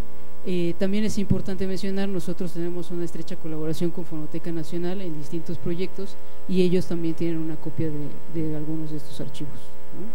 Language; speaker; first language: Spanish; native; Spanish